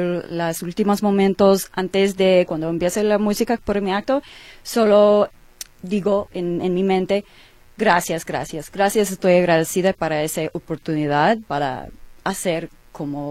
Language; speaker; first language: Spanish; non-native, learner; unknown